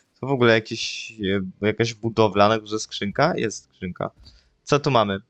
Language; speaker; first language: Polish; native; Polish